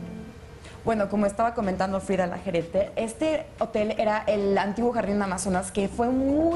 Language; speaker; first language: Spanish; native; Spanish